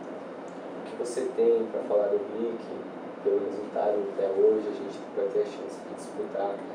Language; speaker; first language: Portuguese; non-native, learner; Cantonese